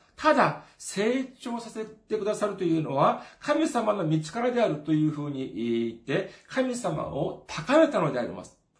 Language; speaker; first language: Japanese; non-native, fluent; Korean